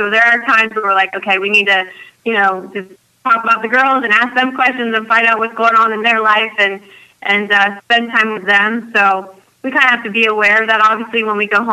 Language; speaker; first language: English; native; English